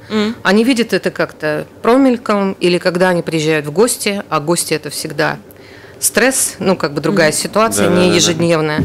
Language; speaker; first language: Russian; native; Russian